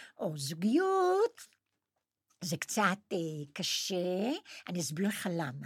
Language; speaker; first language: Hebrew; non-native, fluent; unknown